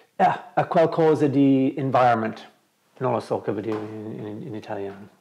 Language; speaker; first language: Italian; non-native, learner; English